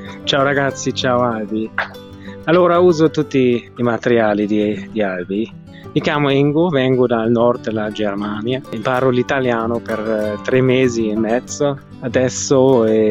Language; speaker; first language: Italian; non-native, learner; German